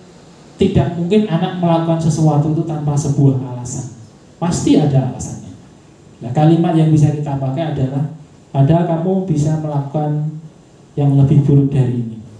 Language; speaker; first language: Indonesian; native; Indonesian